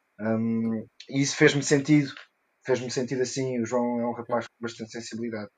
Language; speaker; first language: Portuguese; early bilingual, heritage; Portuguese